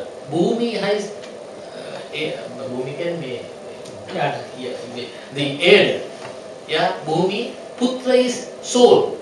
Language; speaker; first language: German; non-native, learner; Sinhala